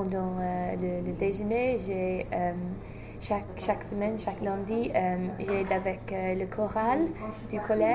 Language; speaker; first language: French; non-native, fluent; English